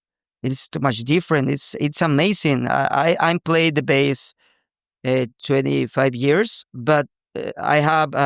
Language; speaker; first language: English; non-native, local second language; Spanish